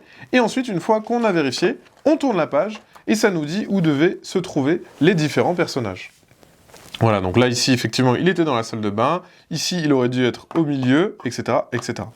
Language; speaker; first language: French; native; French